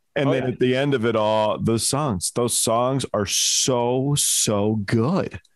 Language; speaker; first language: English; native; English